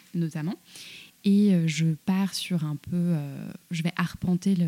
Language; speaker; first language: French; native; French